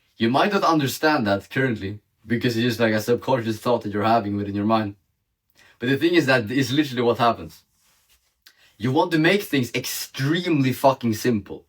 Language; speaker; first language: English; non-native, fluent; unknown